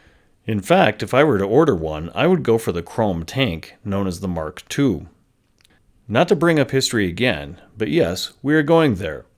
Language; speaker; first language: English; native; English